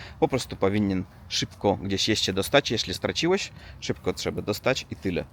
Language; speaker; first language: Polish; non-native, learner; Russian